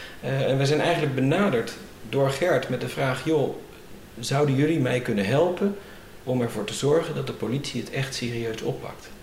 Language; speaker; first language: Dutch; native; Dutch